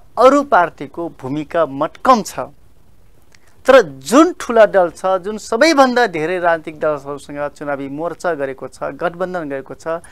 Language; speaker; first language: Nepali; non-native, local second language; Dangaura Tharu